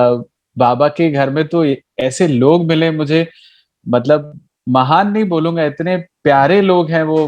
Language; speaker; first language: Hindi; native; Hindi